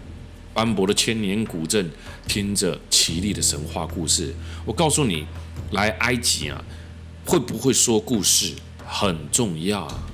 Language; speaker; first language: Chinese; native; Chinese